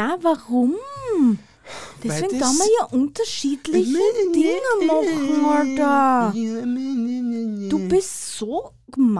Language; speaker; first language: German; native; German